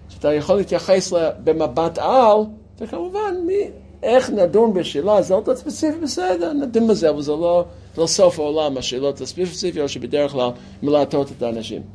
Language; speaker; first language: Hebrew; non-native, fluent; English